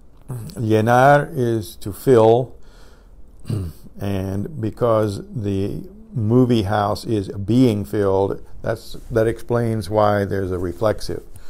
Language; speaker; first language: English; native; English